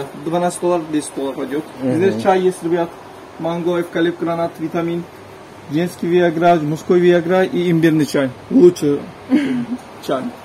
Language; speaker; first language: Russian; non-native, learner; Turkish